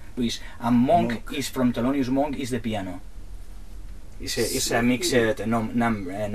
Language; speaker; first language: English; non-native, learner; Spanish